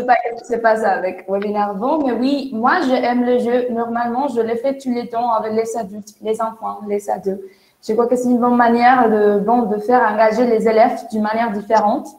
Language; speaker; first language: French; non-native, fluent; Spanish